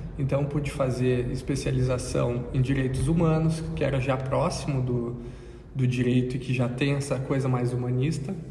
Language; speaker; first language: Portuguese; native; Portuguese